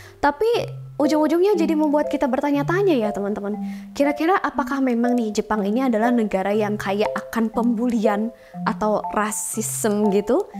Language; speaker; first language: Indonesian; native; Indonesian